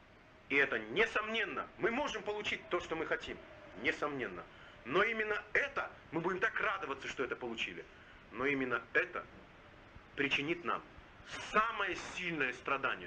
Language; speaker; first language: Russian; native; Russian